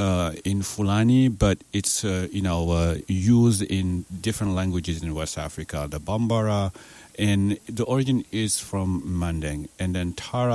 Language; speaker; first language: English; non-native, fluent; Fula